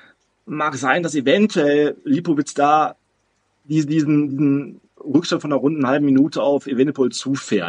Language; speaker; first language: German; native; German